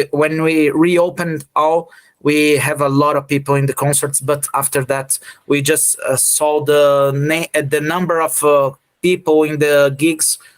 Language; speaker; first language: English; non-native, fluent; Portuguese